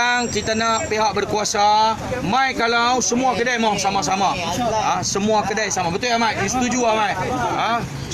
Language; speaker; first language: Malay; native; Malay